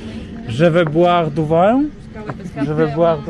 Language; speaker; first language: French; non-native, learner; Polish